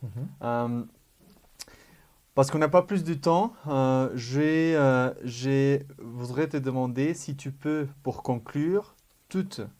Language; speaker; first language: French; non-native, fluent; Spanish